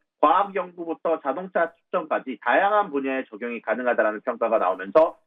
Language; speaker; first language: Korean; native; Korean